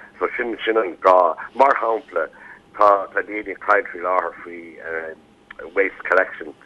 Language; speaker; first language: Irish; non-native, local second language; English